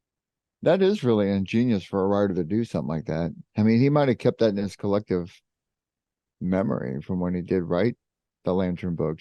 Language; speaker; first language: English; native; English